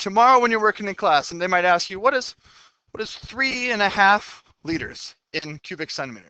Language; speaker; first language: English; native; English